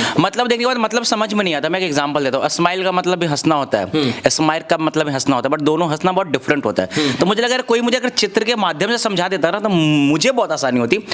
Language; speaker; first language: Hindi; native; Hindi